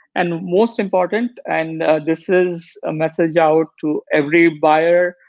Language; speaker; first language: English; non-native, local second language; Gujarati